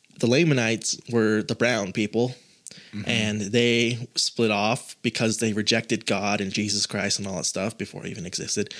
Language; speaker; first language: English; native; English